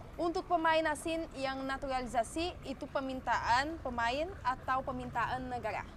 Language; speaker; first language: Indonesian; non-native, fluent; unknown